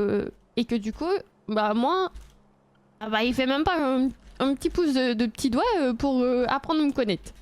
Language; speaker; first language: French; native; French